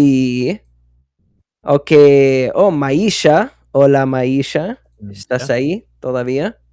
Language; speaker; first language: Spanish; non-native, fluent; English